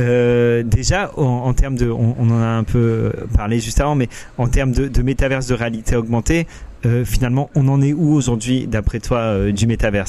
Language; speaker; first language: French; native; French